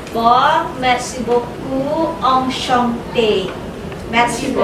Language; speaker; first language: French; non-native, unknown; Indonesian